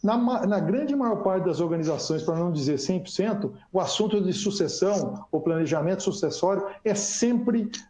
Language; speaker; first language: Portuguese; native; Portuguese